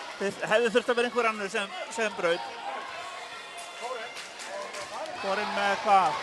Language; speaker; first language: Icelandic; native; Icelandic